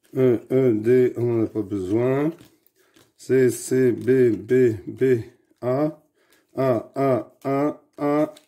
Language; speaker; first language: French; native; French